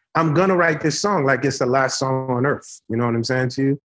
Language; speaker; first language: English; early bilingual, other home language; Haitian Creole